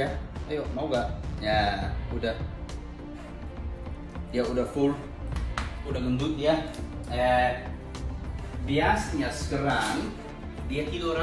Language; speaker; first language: Indonesian; non-native, learner; English